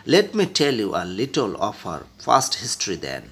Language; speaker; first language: English; non-native, local second language; Bangla